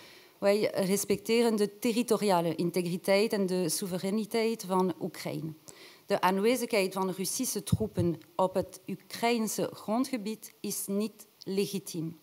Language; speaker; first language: Dutch; non-native, local second language; French